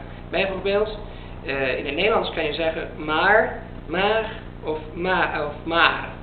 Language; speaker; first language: Dutch; non-native, learner; Italian